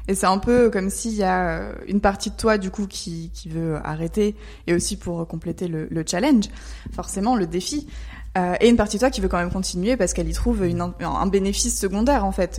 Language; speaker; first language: French; native; French